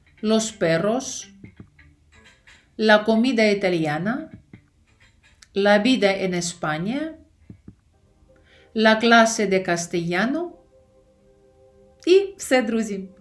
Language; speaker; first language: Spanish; non-native, fluent; Ukrainian